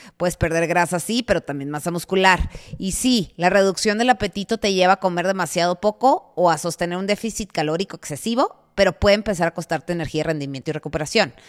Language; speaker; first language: Spanish; native; Spanish